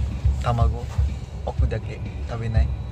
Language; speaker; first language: Japanese; non-native, learner; Indonesian